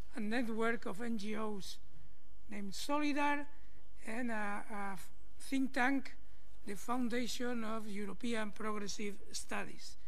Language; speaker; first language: English; non-native, fluent; Spanish